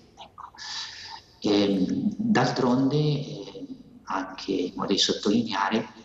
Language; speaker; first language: Italian; native; Italian